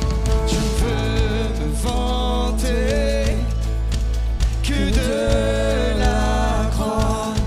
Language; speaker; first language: French; native; French